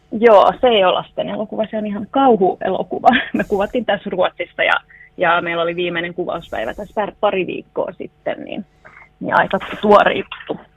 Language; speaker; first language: Finnish; non-native, local second language; Swedish